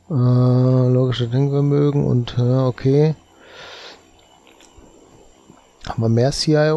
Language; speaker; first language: German; native; German